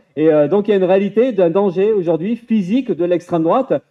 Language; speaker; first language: French; native; French